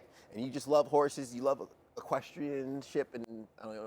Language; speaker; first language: English; native; English